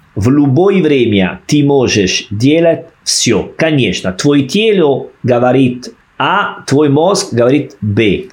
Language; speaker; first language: Russian; non-native, fluent; Italian